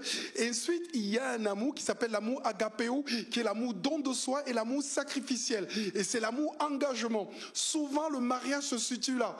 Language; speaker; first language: French; native; French